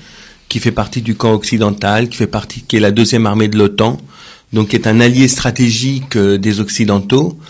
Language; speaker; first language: French; native; French